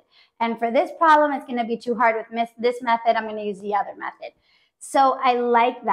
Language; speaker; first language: English; native; English